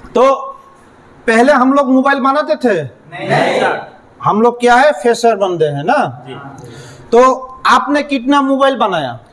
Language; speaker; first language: Hindi; non-native, local second language; Assamese